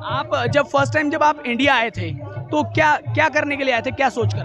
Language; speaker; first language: Hindi; native; Hindi